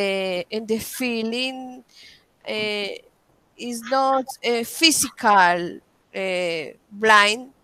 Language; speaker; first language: English; non-native, learner; Spanish